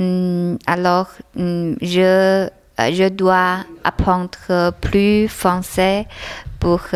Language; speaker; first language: French; non-native, learner; Chinese